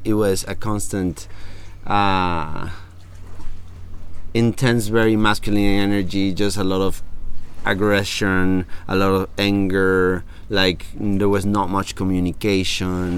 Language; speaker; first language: English; non-native, fluent; Spanish